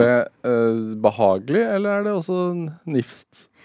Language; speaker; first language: Norwegian; native; Norwegian